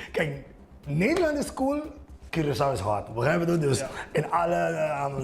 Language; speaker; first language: Dutch; non-native, local second language; Papiamento